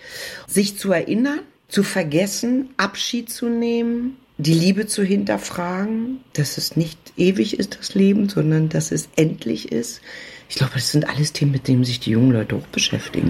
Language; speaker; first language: German; native; German